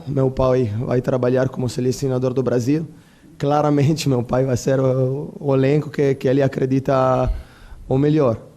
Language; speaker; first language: Portuguese; non-native, fluent; Italian